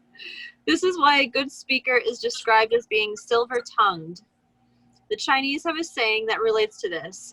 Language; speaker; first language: English; native; English